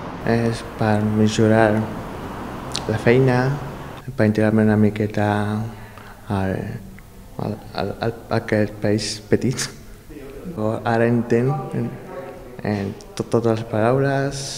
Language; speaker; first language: Catalan; non-native, learner; Spanish